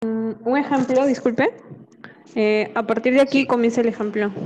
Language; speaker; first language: Spanish; native; Spanish